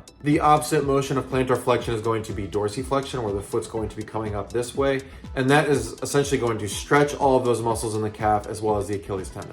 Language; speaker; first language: English; native; English